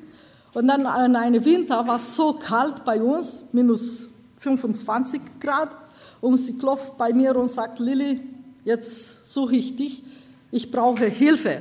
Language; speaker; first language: German; non-native, learner; Romanian